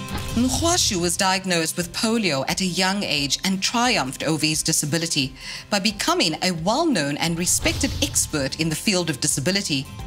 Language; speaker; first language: English; native; English